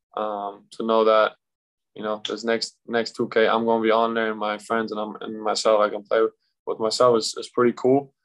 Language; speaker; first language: English; non-native, fluent; German